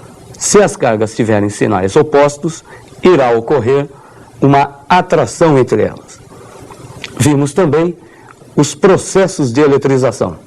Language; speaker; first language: Portuguese; native; Portuguese